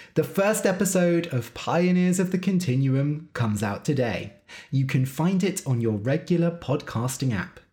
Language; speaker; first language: English; native; English